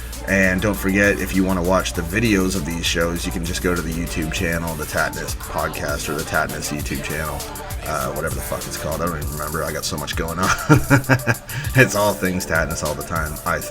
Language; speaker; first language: English; native; English